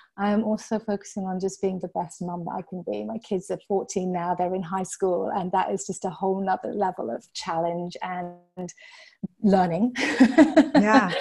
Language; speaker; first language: English; native; English